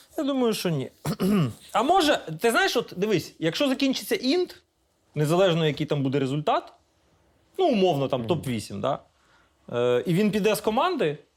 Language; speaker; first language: Ukrainian; non-native, local second language; Russian